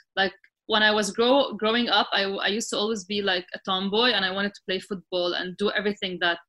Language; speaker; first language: English; non-native, fluent; Arabic